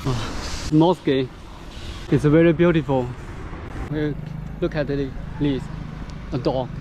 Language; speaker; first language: English; non-native, learner; Chinese